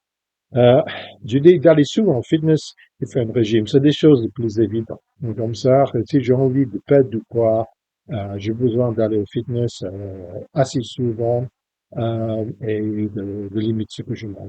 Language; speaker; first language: French; non-native, fluent; English